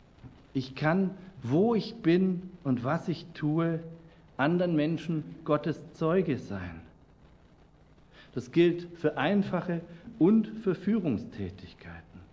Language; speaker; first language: German; native; German